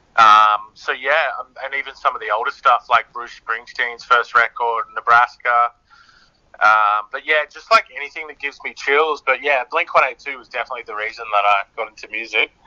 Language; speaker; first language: English; native; English